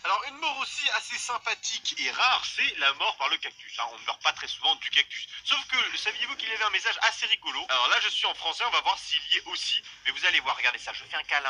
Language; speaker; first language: French; native; French